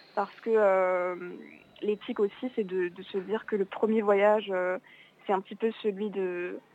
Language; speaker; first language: French; native; French